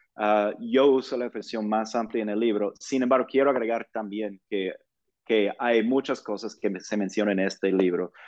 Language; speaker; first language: Spanish; non-native, fluent; English